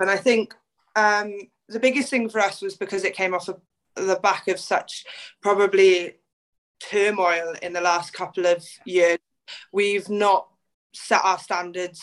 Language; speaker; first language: English; native; English